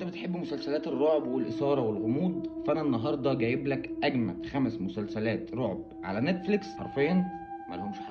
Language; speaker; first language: Arabic; native; Arabic